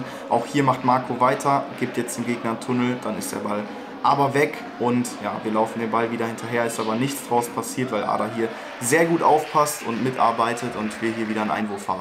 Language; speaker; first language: German; native; German